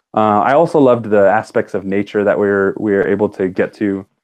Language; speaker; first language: English; native; English